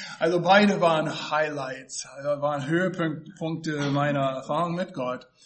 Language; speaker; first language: German; non-native, fluent; English